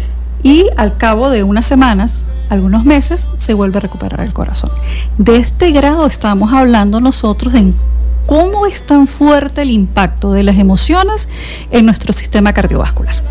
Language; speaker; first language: Spanish; native; Spanish